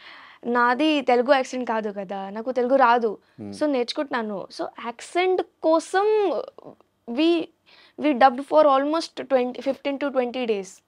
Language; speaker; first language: Telugu; non-native, learner; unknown